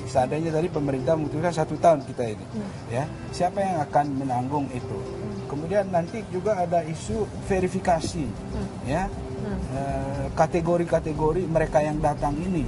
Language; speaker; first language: Indonesian; native; Indonesian